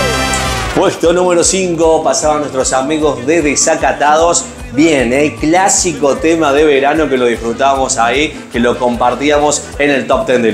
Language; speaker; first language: Spanish; native; Spanish